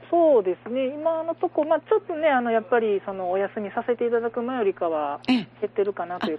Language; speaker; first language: Japanese; native; Japanese